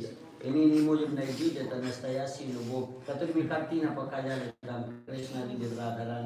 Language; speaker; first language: Russian; non-native, learner; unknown